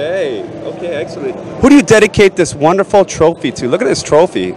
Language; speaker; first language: English; native; English